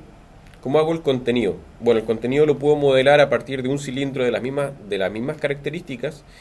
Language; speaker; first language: Spanish; native; Spanish